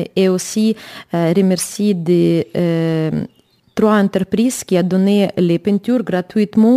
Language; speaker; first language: French; non-native, learner; Ukrainian